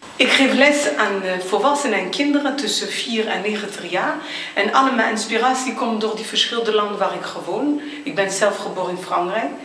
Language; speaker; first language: Dutch; early bilingual, heritage; French